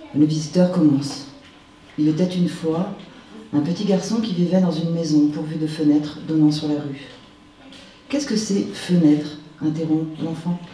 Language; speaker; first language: French; native; French